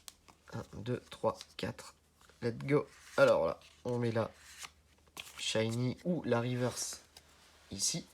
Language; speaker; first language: French; native; French